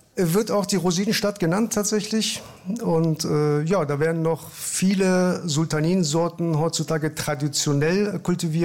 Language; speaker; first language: German; early bilingual, other home language; Persian